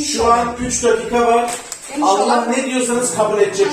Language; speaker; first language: Turkish; early bilingual, heritage; Turkish